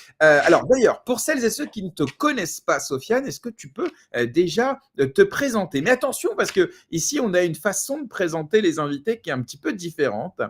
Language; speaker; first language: French; native; French